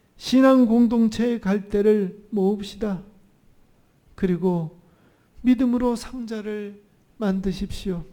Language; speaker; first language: Korean; native; Korean